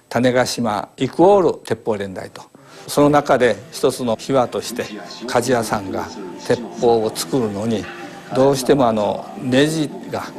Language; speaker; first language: Japanese; native; Japanese